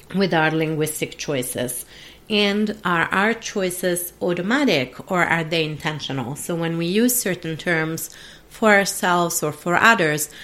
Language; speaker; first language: English; non-native, fluent; Italian